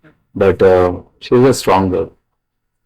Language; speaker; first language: Telugu; non-native, learner; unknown